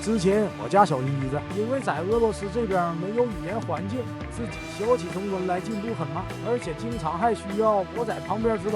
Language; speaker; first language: Chinese; native; Chinese